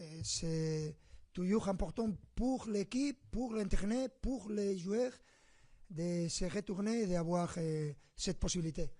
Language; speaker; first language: French; non-native, fluent; Spanish